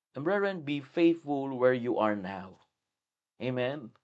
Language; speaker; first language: English; non-native, local second language; Filipino